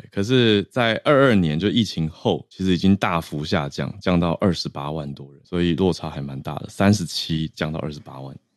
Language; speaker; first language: Chinese; native; Chinese